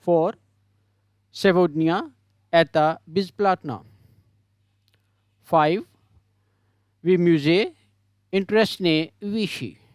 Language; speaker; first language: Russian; non-native, learner; English